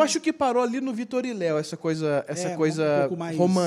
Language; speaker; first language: Portuguese; native; Portuguese